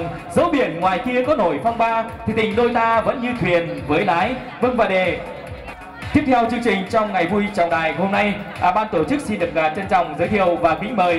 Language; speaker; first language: Vietnamese; native; Vietnamese